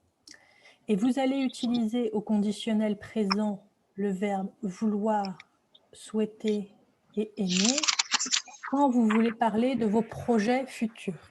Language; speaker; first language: French; native; French